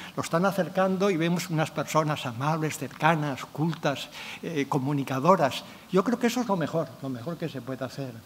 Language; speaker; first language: Spanish; non-native, local second language; Catalan